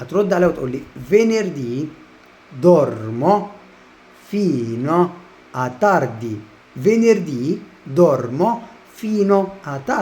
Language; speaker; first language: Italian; non-native, learner; Arabic